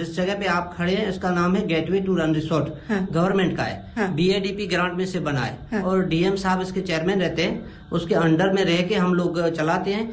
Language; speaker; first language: Hindi; non-native, local second language; Kachhi